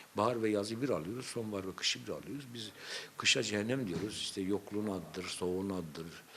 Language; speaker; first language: Turkish; non-native, local second language; Zaza